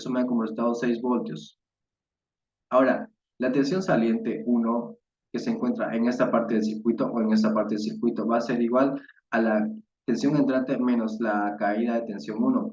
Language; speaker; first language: Spanish; native; Spanish